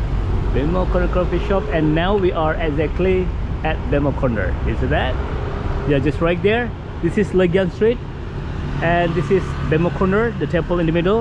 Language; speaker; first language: English; non-native, learner; Indonesian